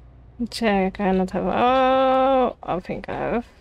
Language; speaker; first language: English; non-native, learner; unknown